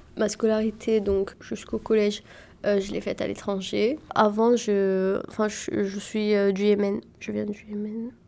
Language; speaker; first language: French; early bilingual, other home language; Arabic